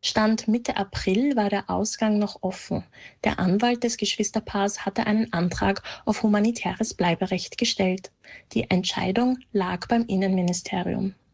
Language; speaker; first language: German; native; German